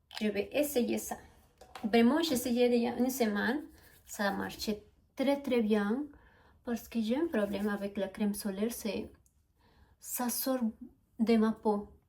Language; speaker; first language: French; non-native, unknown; Spanish